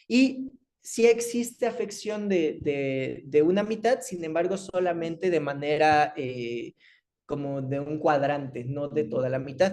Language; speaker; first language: Spanish; native; Spanish